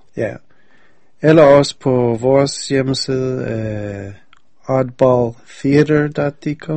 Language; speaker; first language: Danish; non-native, fluent; English